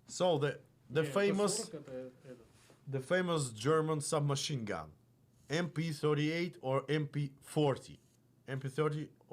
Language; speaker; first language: English; non-native, fluent; Russian